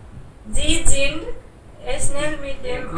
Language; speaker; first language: German; non-native, learner; Hindi